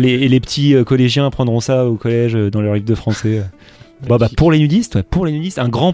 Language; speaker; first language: French; native; French